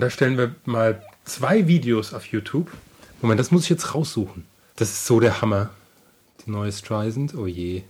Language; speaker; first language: German; native; German